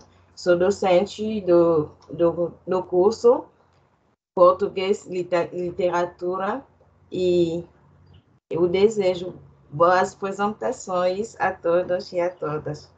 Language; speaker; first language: Portuguese; non-native, fluent; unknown